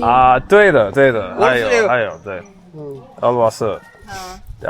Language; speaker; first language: Chinese; non-native, learner; English